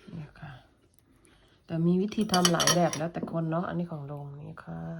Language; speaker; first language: Thai; native; Thai